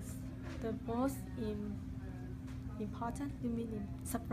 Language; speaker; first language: English; non-native, learner; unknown